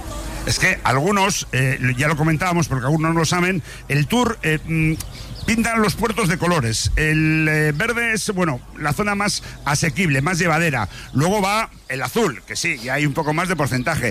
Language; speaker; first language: Spanish; native; Spanish